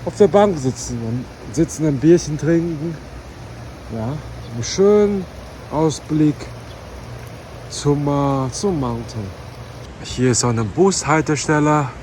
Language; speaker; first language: German; non-native, learner; Chinese